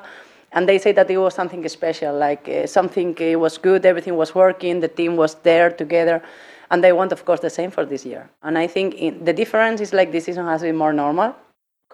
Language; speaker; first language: English; non-native, fluent; Spanish